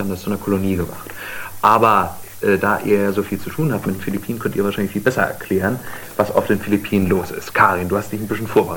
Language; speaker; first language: German; native; German